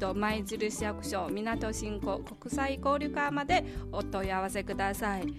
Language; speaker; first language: Japanese; non-native, fluent; Chinese